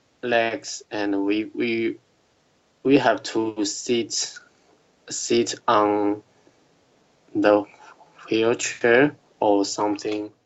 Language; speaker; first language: English; non-native, learner; Chinese